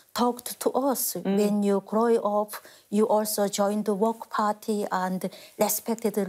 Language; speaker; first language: English; non-native, fluent; Korean